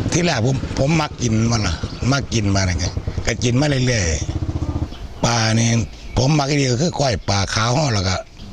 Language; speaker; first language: Thai; native; Thai